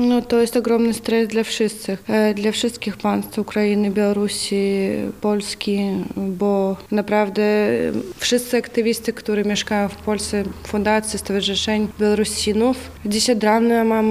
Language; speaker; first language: Polish; non-native, learner; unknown